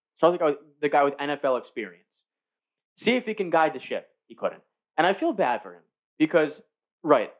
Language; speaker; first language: English; native; English